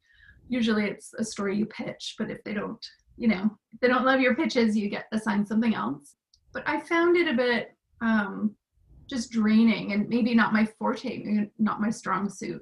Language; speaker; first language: English; native; English